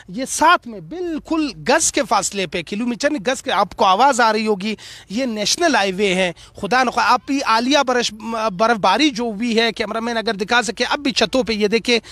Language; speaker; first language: Urdu; non-native, local second language; Pashto